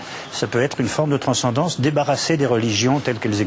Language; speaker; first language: French; native; French